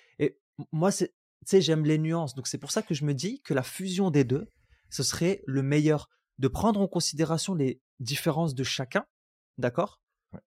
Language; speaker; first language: French; non-native, local second language; Arabic